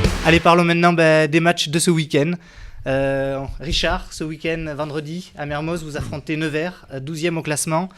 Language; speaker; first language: French; native; French